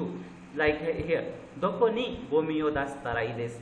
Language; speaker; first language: Japanese; non-native, fluent; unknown